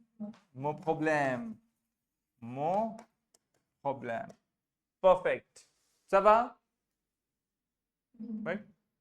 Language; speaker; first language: French; non-native, fluent; Hindi